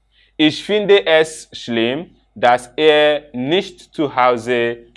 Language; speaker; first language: German; non-native, fluent; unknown